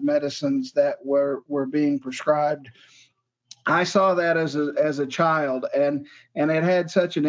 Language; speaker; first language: English; native; English